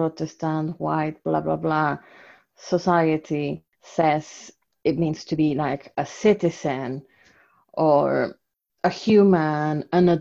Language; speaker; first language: English; non-native, fluent; Spanish